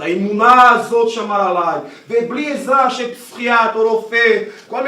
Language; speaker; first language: Hebrew; non-native, learner; Portuguese